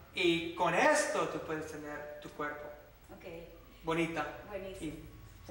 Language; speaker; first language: Spanish; non-native, fluent; English